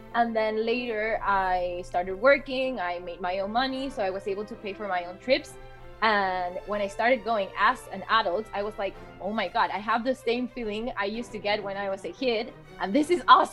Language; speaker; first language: English; non-native, fluent; Spanish